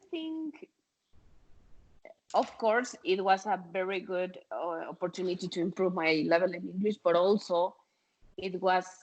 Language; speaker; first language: English; non-native, fluent; Spanish